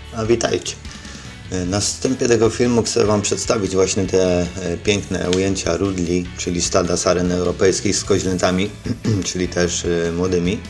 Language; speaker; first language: Polish; native; Polish